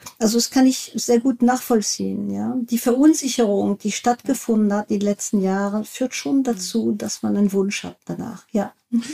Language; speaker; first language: German; non-native, fluent; French